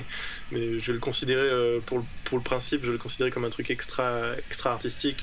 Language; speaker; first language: French; native; French